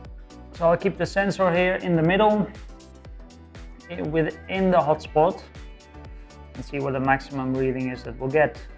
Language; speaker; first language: English; non-native, fluent; Dutch